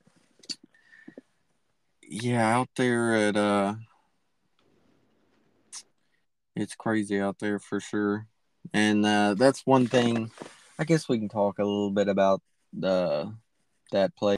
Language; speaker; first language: English; native; English